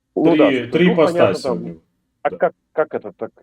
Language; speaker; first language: Russian; native; Russian